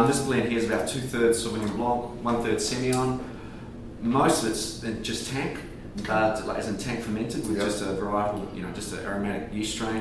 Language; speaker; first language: English; native; English